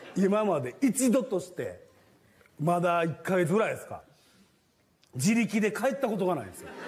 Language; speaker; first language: Japanese; native; Japanese